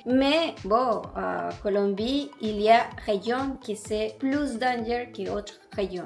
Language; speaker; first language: French; non-native, learner; Spanish